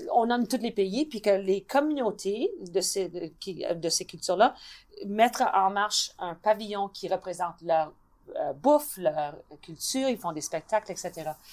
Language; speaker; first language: French; native; French